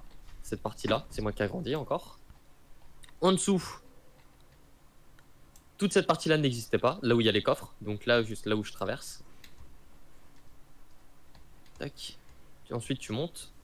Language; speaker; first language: French; native; French